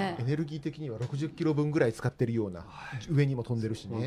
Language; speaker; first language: Japanese; native; Japanese